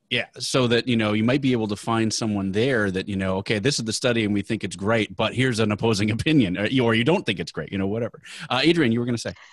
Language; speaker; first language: English; native; English